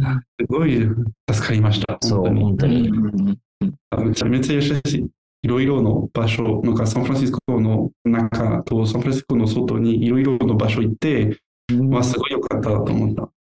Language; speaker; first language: Japanese; non-native, learner; French